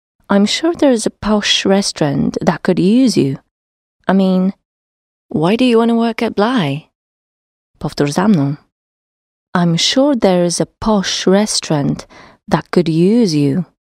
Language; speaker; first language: English; non-native, fluent; Polish